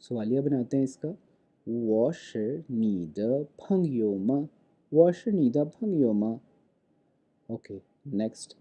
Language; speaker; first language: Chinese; non-native, fluent; Urdu